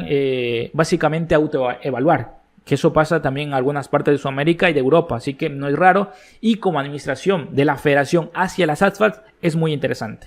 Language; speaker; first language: Spanish; native; Spanish